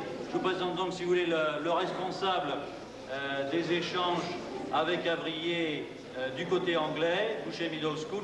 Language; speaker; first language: French; native; French